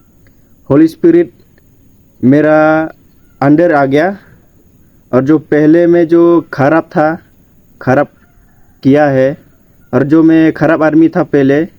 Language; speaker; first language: Hindi; non-native, local second language; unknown